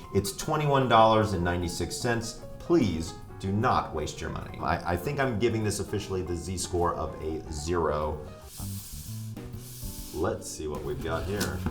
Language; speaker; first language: English; native; English